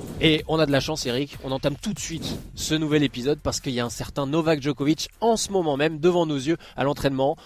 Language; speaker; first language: French; native; French